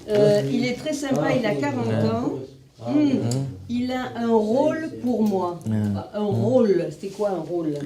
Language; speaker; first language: French; non-native, fluent; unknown